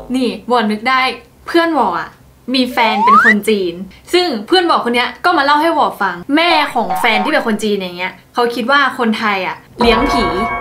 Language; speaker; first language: Thai; native; Thai